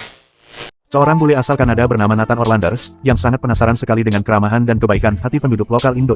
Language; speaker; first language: Indonesian; native; Indonesian